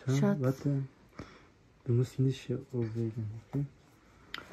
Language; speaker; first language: German; non-native, learner; Somali